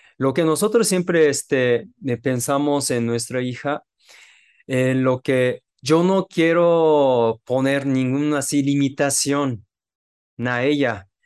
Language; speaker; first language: Spanish; non-native, fluent; Japanese